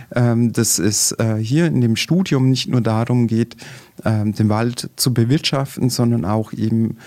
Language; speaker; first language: German; native; German